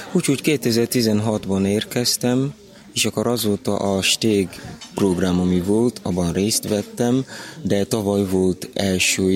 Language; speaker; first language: Hungarian; non-native, learner; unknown